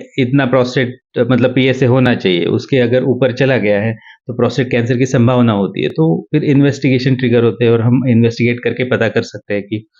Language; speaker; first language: Hindi; non-native, local second language; Marathi